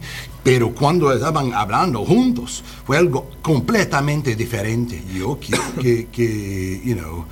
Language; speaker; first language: Spanish; non-native, learner; English